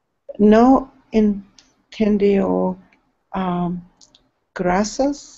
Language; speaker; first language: Spanish; non-native, learner; English